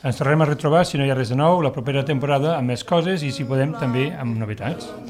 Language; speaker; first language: Catalan; native; Catalan